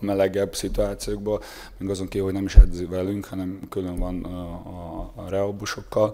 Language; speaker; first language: Hungarian; non-native, fluent; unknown